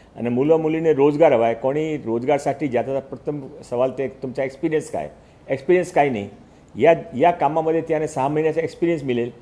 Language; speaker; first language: Marathi; non-native, local second language; Hindi